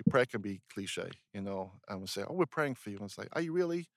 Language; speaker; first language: English; native; English